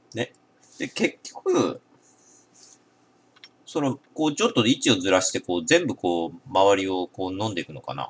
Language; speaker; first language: Japanese; native; Japanese